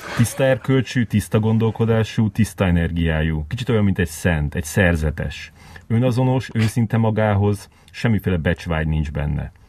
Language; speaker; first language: Hungarian; native; Hungarian